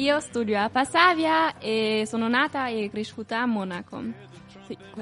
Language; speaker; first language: Italian; non-native, learner; German